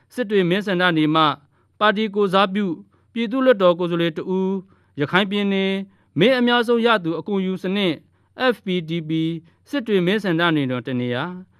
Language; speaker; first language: Burmese; non-native, local second language; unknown